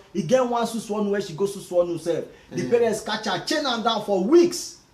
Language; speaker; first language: Nigerian Pidgin; native; Nigerian Pidgin